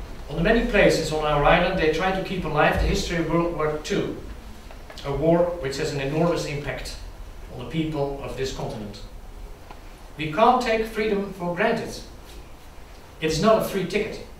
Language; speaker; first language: English; non-native, fluent; Dutch